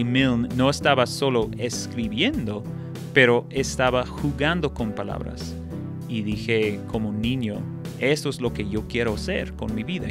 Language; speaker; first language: Spanish; non-native, fluent; English